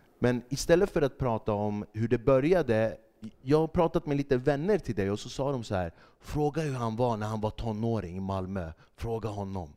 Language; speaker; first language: Swedish; early bilingual, other home language; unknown